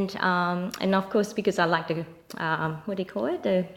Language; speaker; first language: English; non-native, local second language; Cantonese